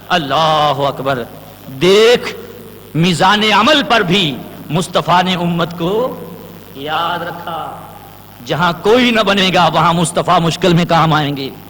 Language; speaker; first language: Urdu; non-native, local second language; Punjabi